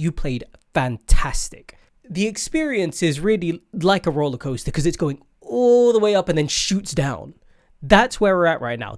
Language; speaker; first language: English; native; English